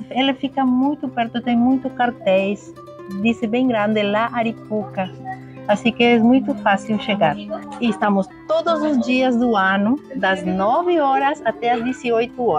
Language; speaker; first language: Portuguese; non-native, fluent; Spanish